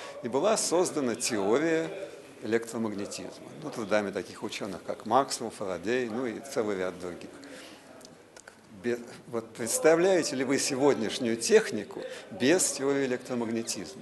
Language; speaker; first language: Russian; native; Russian